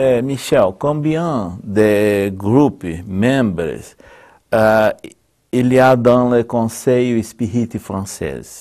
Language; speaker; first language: French; non-native, learner; Portuguese